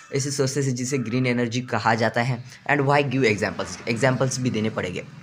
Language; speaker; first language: Hindi; non-native, local second language; Marathi